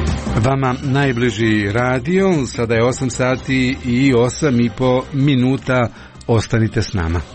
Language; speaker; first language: Croatian; native; Croatian